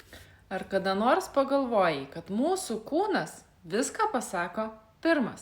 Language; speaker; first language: Lithuanian; native; Lithuanian